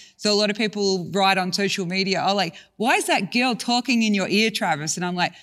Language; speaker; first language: English; native; English